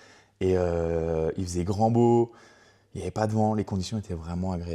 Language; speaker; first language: French; native; French